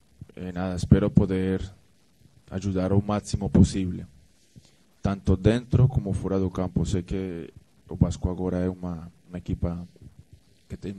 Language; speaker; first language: Portuguese; non-native, fluent; Spanish